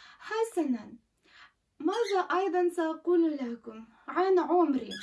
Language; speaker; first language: Arabic; non-native, fluent; Ukrainian